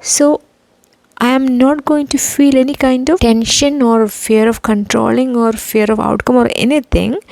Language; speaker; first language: English; non-native, local second language; Malayalam